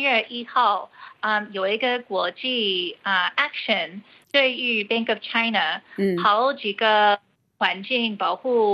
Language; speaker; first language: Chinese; early bilingual, heritage; Chinese